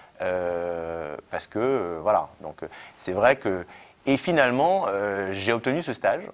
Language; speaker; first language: French; native; French